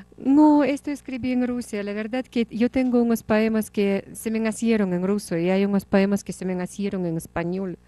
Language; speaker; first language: Spanish; non-native, fluent; Russian